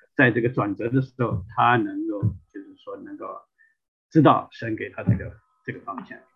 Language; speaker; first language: Chinese; native; Chinese